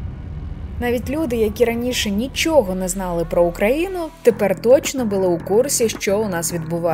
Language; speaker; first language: Ukrainian; non-native, local second language; Russian